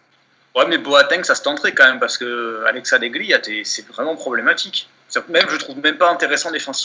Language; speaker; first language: French; native; French